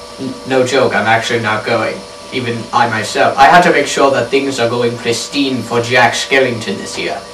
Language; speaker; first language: English; native; English